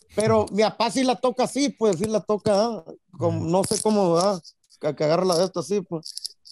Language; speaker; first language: Spanish; early bilingual, heritage; Spanish